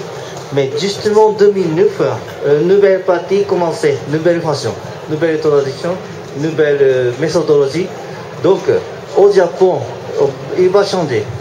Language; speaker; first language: French; non-native, learner; Japanese